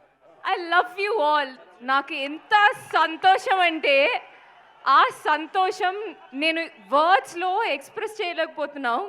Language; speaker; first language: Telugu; non-native, fluent; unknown